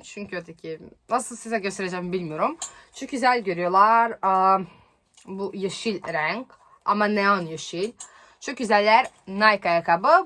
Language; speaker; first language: Turkish; non-native, learner; Serbian